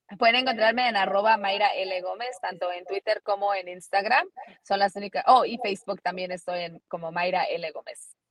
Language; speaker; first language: Spanish; early bilingual, heritage; Spanish